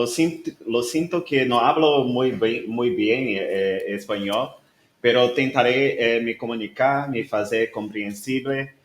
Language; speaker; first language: Spanish; non-native, learner; Portuguese